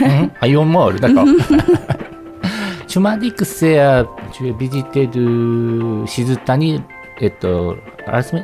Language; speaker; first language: French; non-native, learner; Japanese